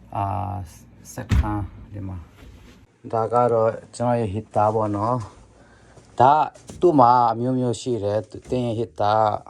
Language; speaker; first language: Burmese; non-native, local second language; Tedim Chin